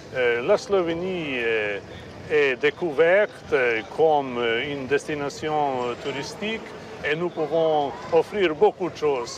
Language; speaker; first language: French; non-native, fluent; Slovenian